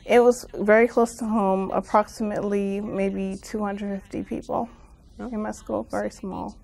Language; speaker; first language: English; native; English